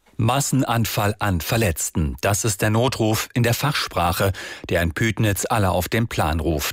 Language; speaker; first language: German; native; German